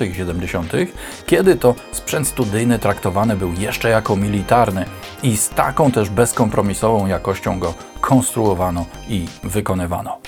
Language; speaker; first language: Polish; native; Polish